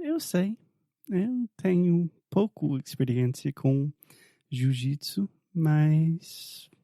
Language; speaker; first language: Portuguese; non-native, fluent; English